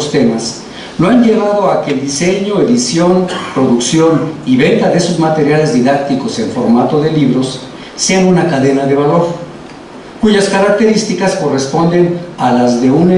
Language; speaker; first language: Spanish; native; Spanish